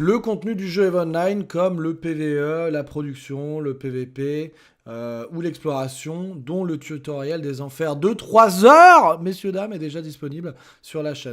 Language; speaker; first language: French; native; French